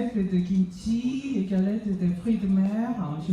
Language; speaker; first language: French; non-native, fluent; Korean